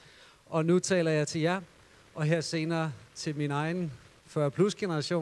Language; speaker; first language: Danish; native; Danish